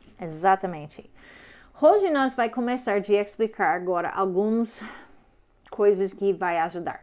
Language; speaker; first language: Portuguese; non-native, learner; English